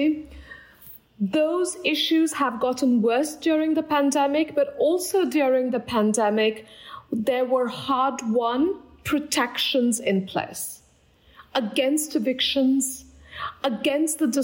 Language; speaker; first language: English; non-native, local second language; Bangla